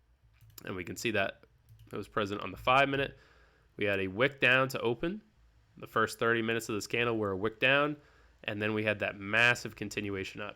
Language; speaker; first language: English; native; English